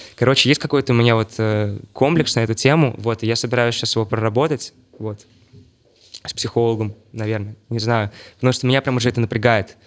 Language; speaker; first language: Russian; native; Russian